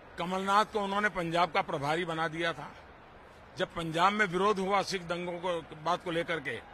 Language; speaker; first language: Hindi; non-native, local second language; Gujarati